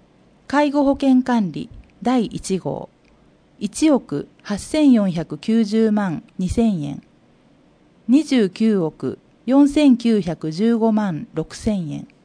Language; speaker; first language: Japanese; native; Japanese